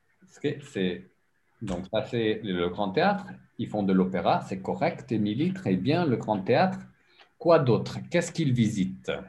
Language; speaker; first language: French; non-native, learner; English